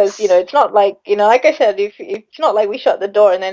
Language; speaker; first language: English; non-native, local second language; Sinhala